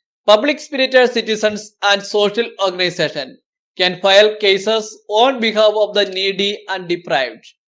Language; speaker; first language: English; non-native, local second language; Malayalam